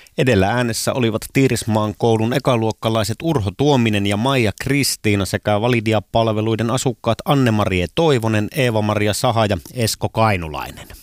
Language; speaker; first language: Finnish; native; Finnish